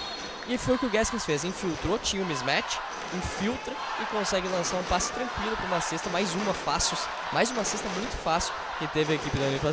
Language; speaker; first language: Portuguese; native; Portuguese